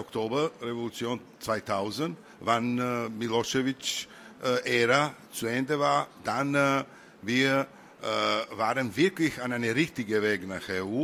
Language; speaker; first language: German; non-native, learner; Serbian